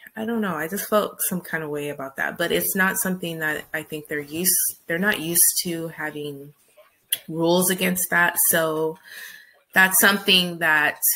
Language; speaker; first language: English; native; English